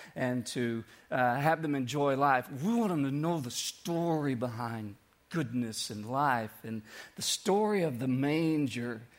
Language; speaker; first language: English; native; English